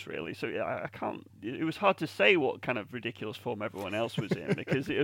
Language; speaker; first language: English; native; English